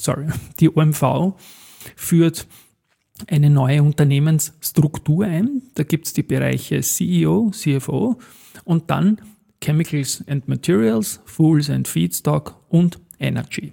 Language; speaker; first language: German; native; German